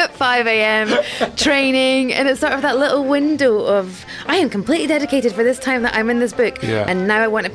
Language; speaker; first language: English; native; English